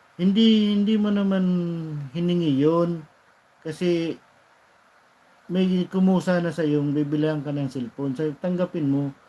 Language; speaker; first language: Filipino; non-native, local second language; Bikol